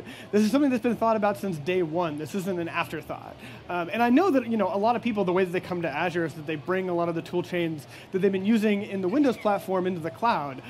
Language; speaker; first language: English; native; English